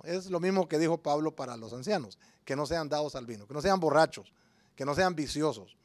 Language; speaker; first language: Spanish; native; Spanish